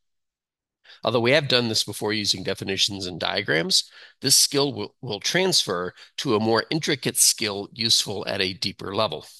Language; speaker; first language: English; native; English